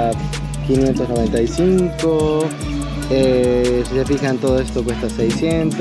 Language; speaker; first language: Spanish; native; Spanish